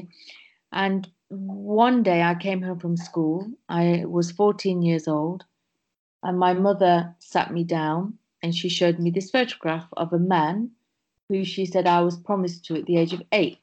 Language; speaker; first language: English; native; English